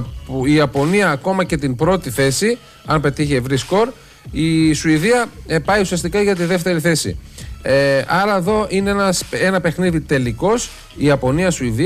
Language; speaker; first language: Greek; native; Greek